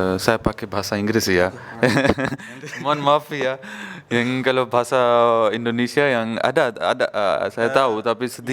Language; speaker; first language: Indonesian; non-native, learner; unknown